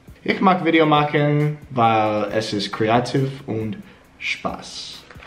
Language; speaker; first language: German; non-native, learner; English